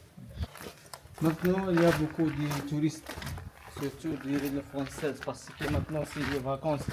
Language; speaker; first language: French; non-native, learner; Arabic